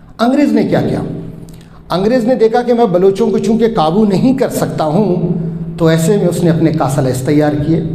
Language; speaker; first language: Urdu; non-native, local second language; Baluchi